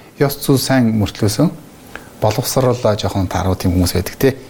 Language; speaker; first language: Mongolian; native; Mongolian